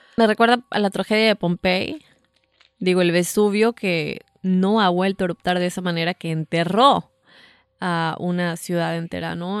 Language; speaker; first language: Spanish; native; Spanish